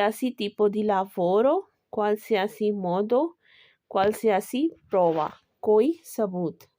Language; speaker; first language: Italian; non-native, fluent; Urdu